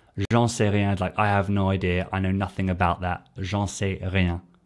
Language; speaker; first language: French; non-native, fluent; English